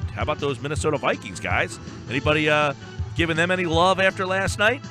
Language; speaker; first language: English; native; English